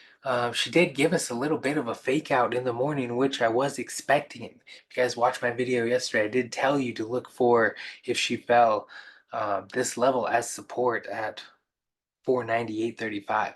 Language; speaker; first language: English; native; English